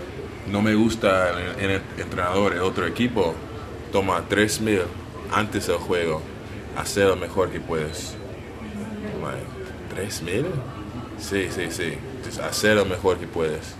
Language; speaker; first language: Spanish; non-native, learner; English